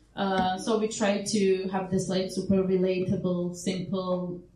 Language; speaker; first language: English; non-native, fluent; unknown